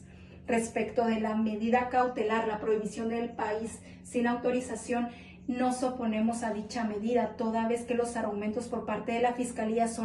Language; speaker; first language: Spanish; native; Spanish